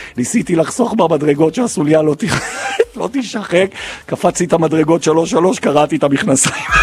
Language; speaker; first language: Hebrew; native; Hebrew